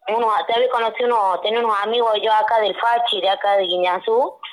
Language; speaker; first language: Spanish; native; Spanish